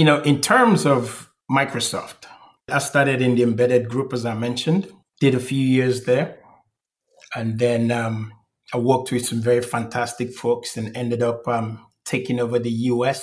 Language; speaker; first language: English; non-native, local second language; Igbo